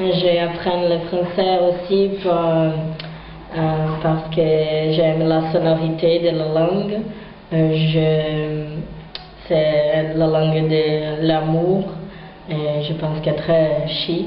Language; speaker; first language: French; non-native, fluent; Portuguese